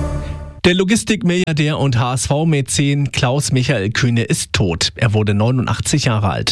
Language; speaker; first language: German; native; German